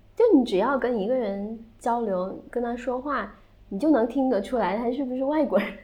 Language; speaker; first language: Chinese; native; Chinese